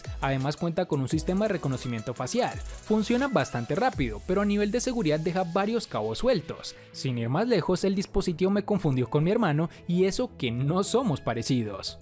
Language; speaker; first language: Spanish; native; Spanish